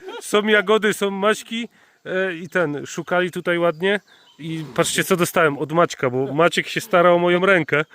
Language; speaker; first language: Polish; native; Polish